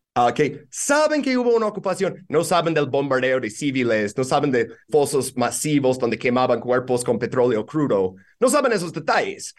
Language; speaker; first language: Spanish; non-native, fluent; English